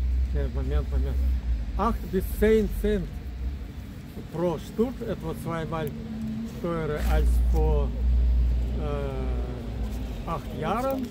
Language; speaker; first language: German; non-native, fluent; Russian